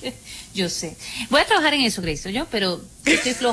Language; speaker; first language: Spanish; native; Spanish